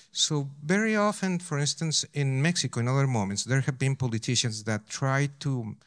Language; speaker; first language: English; non-native, fluent; Spanish